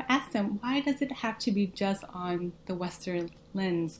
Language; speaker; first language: English; early bilingual, other home language; Vietnamese